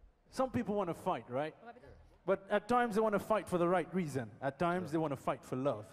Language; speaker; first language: English; non-native, fluent; Seselwa Creole French